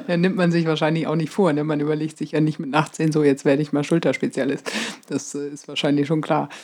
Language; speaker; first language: German; native; German